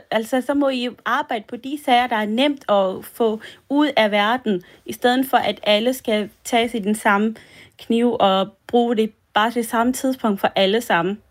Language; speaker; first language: Danish; early bilingual, other home language; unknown